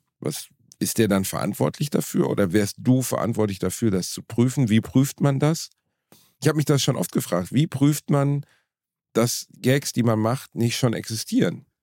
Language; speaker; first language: German; native; German